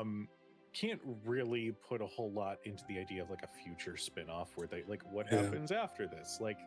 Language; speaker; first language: English; native; English